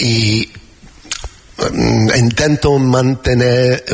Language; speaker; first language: Spanish; non-native, learner; English